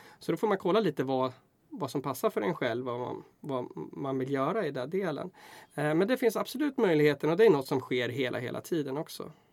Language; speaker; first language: Swedish; native; Swedish